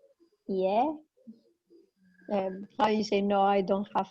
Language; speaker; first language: English; non-native, fluent; Italian